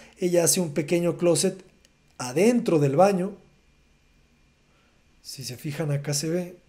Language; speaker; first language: Spanish; native; Spanish